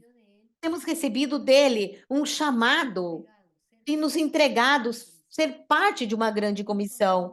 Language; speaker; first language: Portuguese; non-native, fluent; Spanish